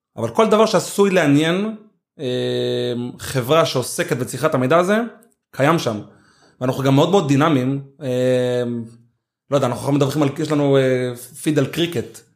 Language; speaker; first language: Hebrew; native; Hebrew